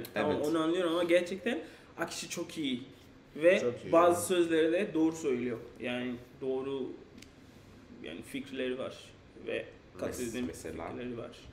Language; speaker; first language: Turkish; non-native, learner; English